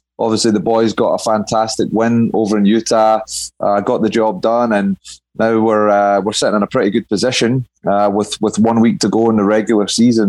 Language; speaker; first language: English; native; English